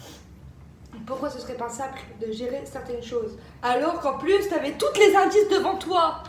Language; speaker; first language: French; native; French